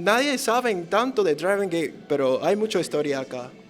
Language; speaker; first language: Spanish; early bilingual, heritage; English